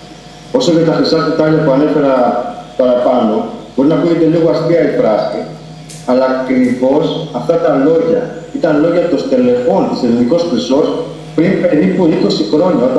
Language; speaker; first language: Greek; native; Greek